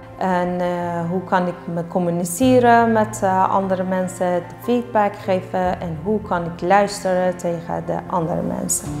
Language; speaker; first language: Dutch; non-native, learner; Persian